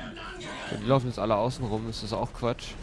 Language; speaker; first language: German; native; German